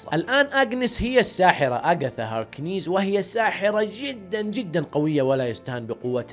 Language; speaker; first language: Arabic; native; Arabic